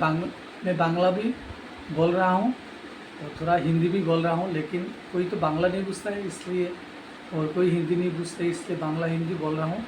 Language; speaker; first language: Hindi; non-native, learner; Bangla